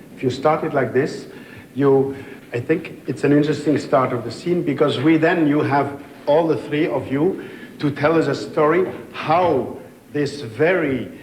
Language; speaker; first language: English; non-native, fluent; French